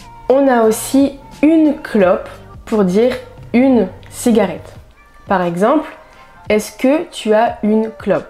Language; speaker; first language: French; native; French